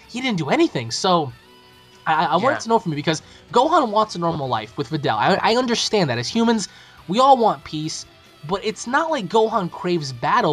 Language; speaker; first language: English; native; English